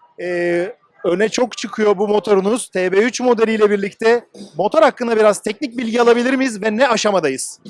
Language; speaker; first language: Turkish; native; Turkish